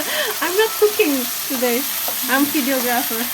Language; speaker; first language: English; non-native, fluent; Indonesian